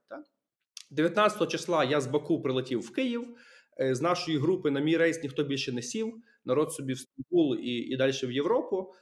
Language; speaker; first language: Ukrainian; native; Ukrainian